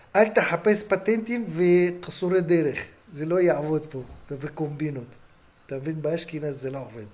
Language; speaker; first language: Hebrew; non-native, fluent; Russian